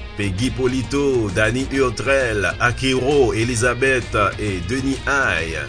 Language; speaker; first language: French; native; French